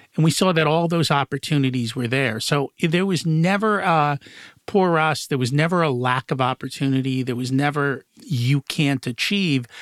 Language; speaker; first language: English; native; English